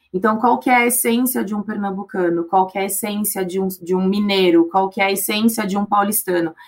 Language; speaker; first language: Portuguese; native; Portuguese